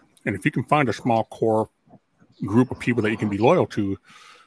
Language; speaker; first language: English; native; English